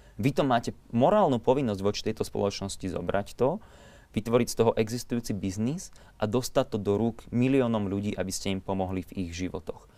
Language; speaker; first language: Slovak; native; Slovak